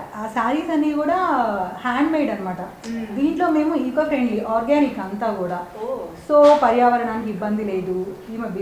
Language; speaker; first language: Telugu; native; Telugu